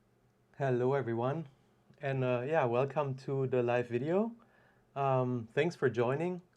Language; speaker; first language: English; non-native, fluent; German